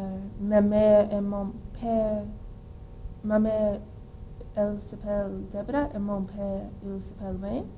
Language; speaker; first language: French; non-native, learner; English